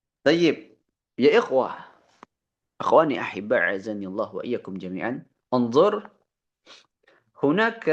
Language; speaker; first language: Arabic; non-native, fluent; Indonesian